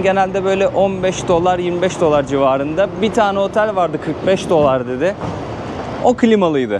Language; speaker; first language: Turkish; native; Turkish